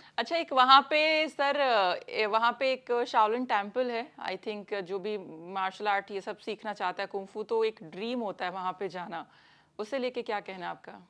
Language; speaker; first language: Hindi; native; Hindi